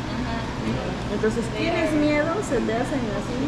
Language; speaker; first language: Spanish; native; Spanish